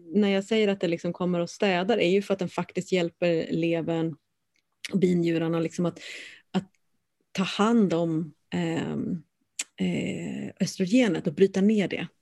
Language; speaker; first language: Swedish; native; Swedish